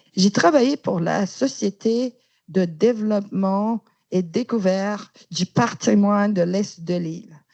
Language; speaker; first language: French; non-native, fluent; Romanian